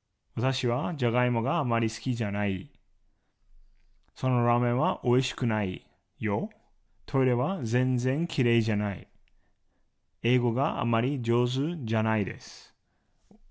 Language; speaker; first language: Japanese; non-native, fluent; English